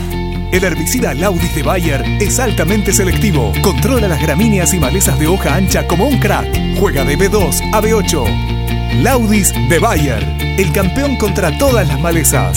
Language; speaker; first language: Spanish; native; Spanish